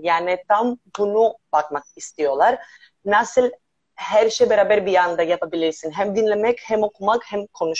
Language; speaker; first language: Turkish; non-native, learner; Greek